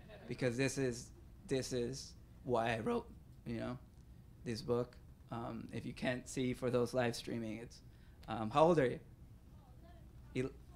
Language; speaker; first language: English; early bilingual, other home language; Spanish